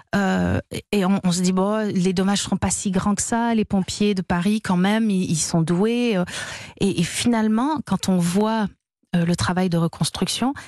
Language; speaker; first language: French; native; French